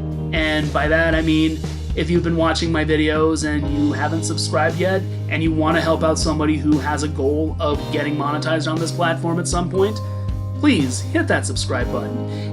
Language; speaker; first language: English; native; English